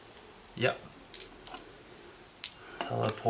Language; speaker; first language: English; native; English